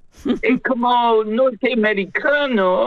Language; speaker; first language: Spanish; non-native, fluent; English